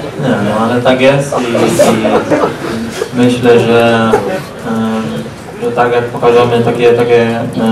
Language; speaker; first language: Polish; early bilingual, heritage; Polish